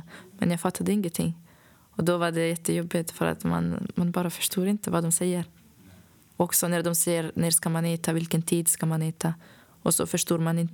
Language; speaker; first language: Swedish; non-native, fluent; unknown